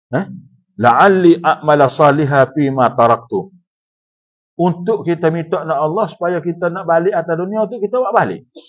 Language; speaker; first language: Malay; native; Malay